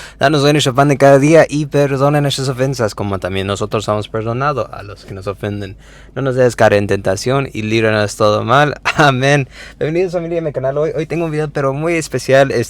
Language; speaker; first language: Spanish; early bilingual, heritage; Spanish